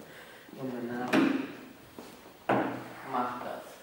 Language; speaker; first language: German; non-native, learner; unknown